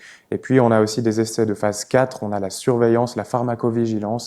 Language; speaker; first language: French; native; French